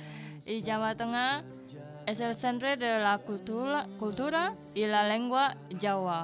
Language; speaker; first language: Catalan; non-native, learner; Indonesian